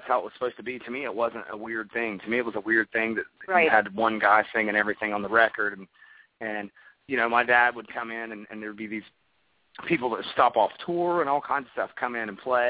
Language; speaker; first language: English; native; English